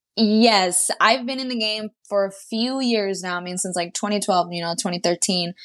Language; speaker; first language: English; early bilingual, other home language; Spanish